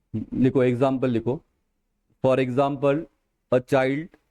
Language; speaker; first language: Hindi; non-native, local second language; Marathi